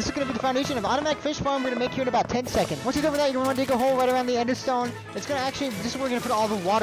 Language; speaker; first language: English; native; English